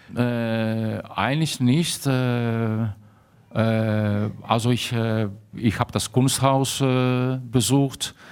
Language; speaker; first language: German; early bilingual, heritage; German